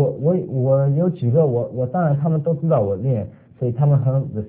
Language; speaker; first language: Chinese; early bilingual, other home language; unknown